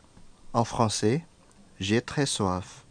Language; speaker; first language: French; non-native, fluent; Indonesian